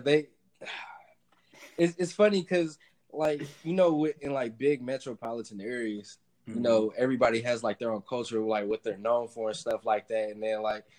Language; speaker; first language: English; native; English